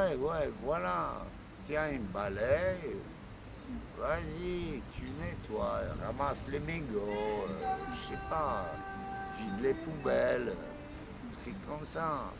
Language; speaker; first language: French; non-native, learner; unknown